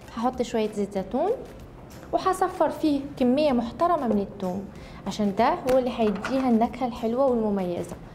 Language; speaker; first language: Arabic; native; Arabic